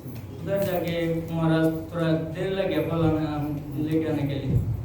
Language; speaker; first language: Hindi; non-native, local second language; Bangla